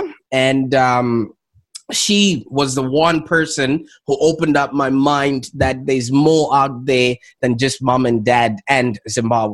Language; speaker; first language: English; non-native, local second language; Shona